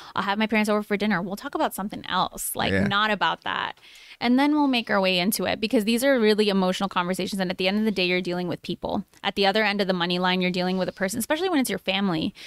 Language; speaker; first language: English; early bilingual, other home language; Spanish